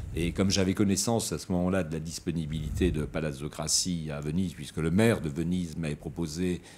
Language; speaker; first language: French; native; French